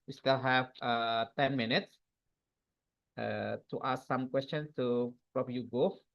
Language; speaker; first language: English; non-native, fluent; Indonesian